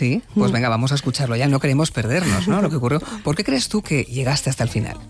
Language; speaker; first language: Spanish; native; Spanish